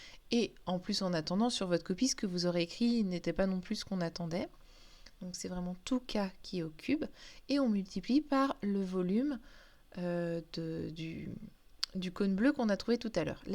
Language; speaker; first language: French; native; French